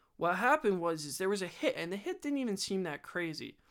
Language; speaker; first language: English; native; English